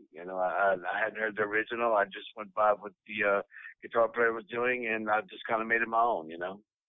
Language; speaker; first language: English; native; English